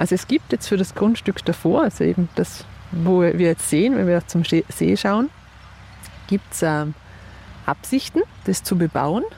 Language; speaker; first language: German; native; German